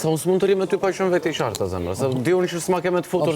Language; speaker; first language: Albanian; native; Albanian